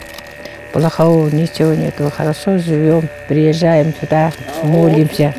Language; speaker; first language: Russian; non-native, local second language; Tuvinian